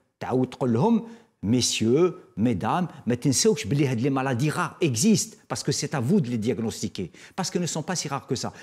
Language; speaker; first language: French; non-native, local second language; Arabic